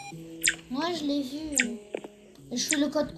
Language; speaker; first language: French; early bilingual, other home language; Portuguese